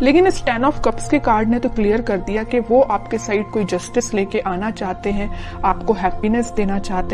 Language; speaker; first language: Hindi; native; Hindi